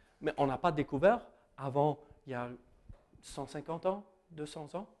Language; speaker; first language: French; non-native, fluent; English